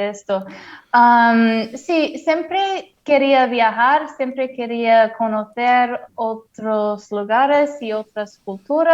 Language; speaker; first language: Spanish; non-native, fluent; English